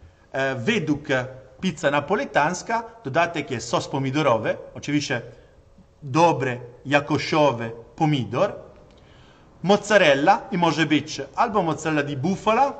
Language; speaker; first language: Polish; non-native, learner; Italian